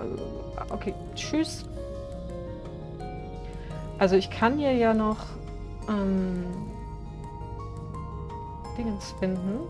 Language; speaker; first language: German; native; German